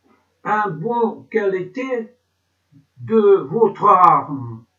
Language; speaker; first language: French; non-native, learner; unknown